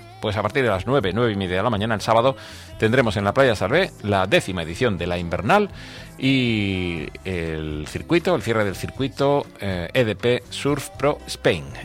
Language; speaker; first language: Spanish; native; Spanish